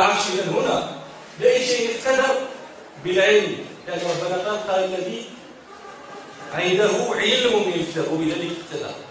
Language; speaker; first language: Arabic; native; Arabic